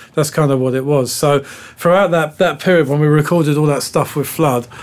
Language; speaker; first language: English; native; English